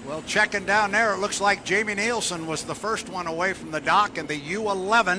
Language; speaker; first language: English; native; English